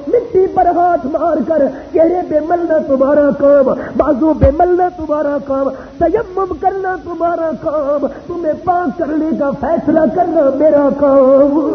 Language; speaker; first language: Urdu; non-native, local second language; Punjabi